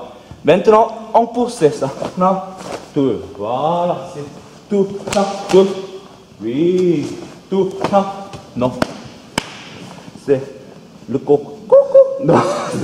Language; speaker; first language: French; non-native, learner; Korean